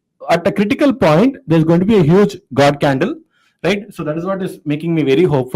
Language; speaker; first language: English; non-native, local second language; Tamil